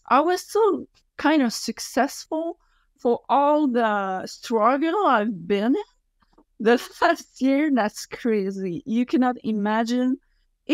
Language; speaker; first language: English; non-native, fluent; French